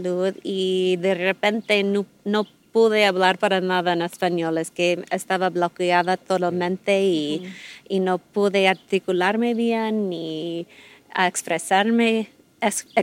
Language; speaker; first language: Spanish; non-native, fluent; English